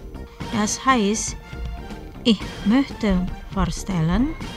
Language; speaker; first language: German; non-native, fluent; Indonesian